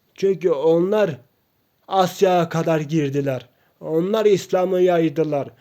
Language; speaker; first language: Turkish; non-native, local second language; Kurdish